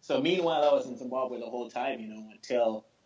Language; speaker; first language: English; non-native, local second language; Shona